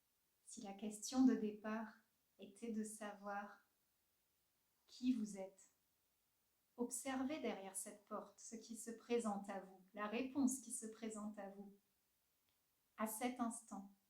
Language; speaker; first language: French; native; French